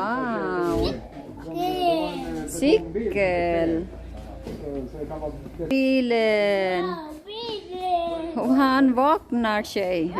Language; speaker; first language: Swedish; non-native, learner; Filipino